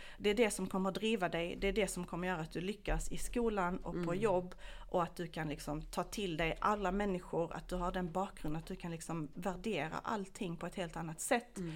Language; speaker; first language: Swedish; early bilingual, other home language; Bosnian